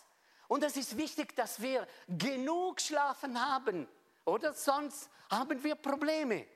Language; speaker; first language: German; non-native, fluent; Italian